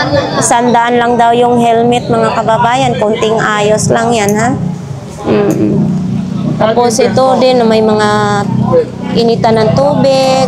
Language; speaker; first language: Filipino; native; Filipino